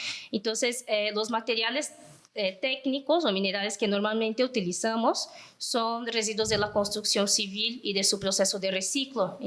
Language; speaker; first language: Spanish; non-native, fluent; Portuguese